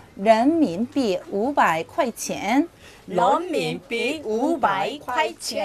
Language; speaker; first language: Chinese; non-native, learner; Korean